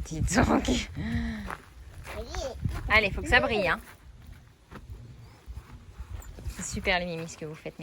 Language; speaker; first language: French; native; French